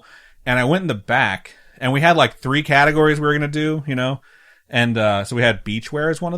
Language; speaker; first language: English; native; English